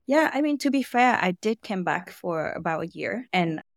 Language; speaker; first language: English; non-native, fluent; Vietnamese